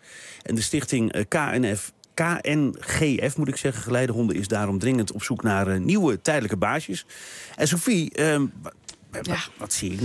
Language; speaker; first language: Dutch; native; Dutch